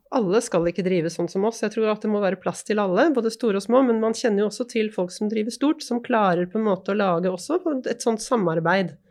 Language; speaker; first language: Norwegian; native; Norwegian